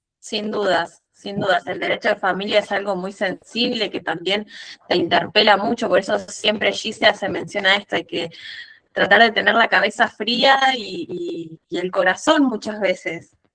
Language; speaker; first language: Spanish; native; Spanish